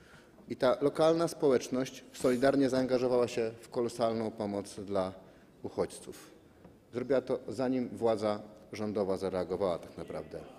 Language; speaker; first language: Polish; native; Polish